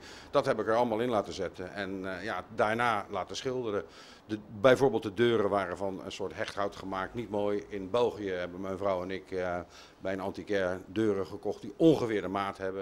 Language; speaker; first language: Dutch; native; Dutch